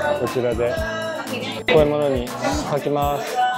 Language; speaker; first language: Japanese; native; Japanese